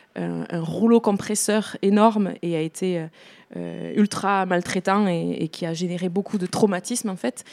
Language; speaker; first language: French; native; French